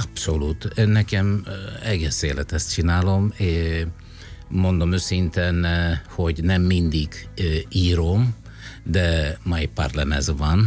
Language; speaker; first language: Hungarian; non-native, fluent; Italian